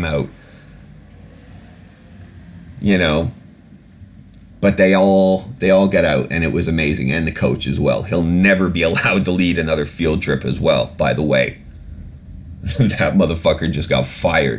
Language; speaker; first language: English; native; English